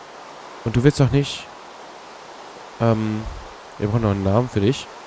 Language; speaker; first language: German; native; German